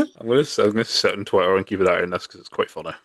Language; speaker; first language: English; native; English